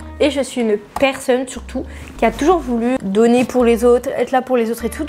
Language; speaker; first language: French; native; French